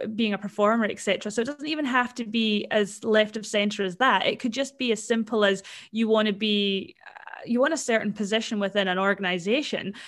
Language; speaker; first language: English; native; English